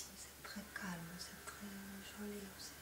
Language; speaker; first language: French; non-native, fluent; Spanish